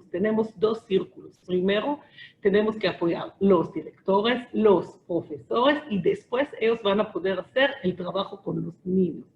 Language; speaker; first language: Spanish; non-native, fluent; Hebrew